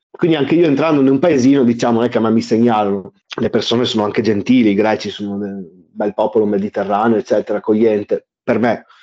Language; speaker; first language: Italian; native; Italian